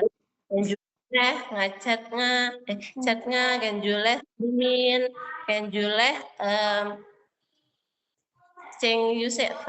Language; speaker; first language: Cantonese; non-native, learner; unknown